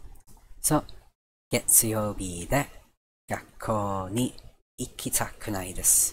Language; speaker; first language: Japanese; non-native, learner; English